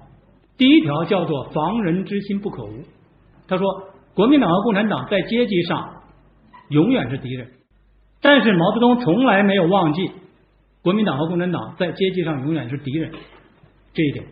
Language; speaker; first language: Chinese; native; Chinese